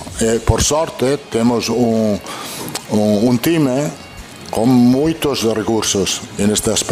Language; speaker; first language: Portuguese; non-native, learner; Italian